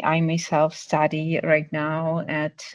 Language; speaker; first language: English; non-native, fluent; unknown